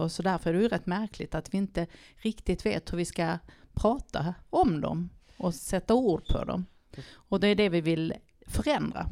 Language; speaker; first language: Swedish; native; Swedish